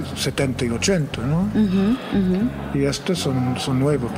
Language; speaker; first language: Spanish; non-native, fluent; English